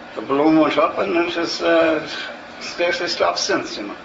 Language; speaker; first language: English; native; English